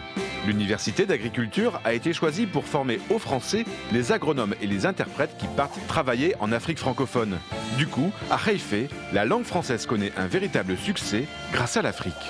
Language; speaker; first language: French; native; French